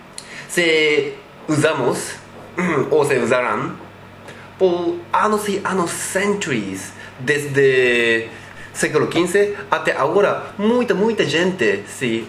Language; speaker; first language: Portuguese; non-native, learner; Japanese